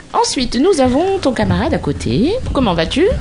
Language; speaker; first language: French; native; French